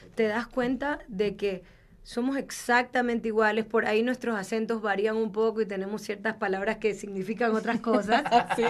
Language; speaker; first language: Spanish; native; Spanish